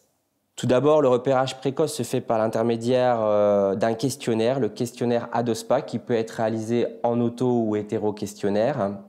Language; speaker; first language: French; native; French